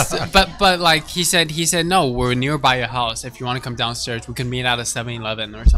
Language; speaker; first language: English; early bilingual, heritage; English